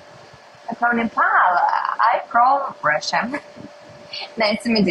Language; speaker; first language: English; non-native, learner; Russian